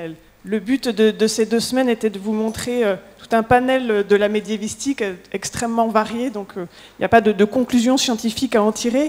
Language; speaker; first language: French; native; French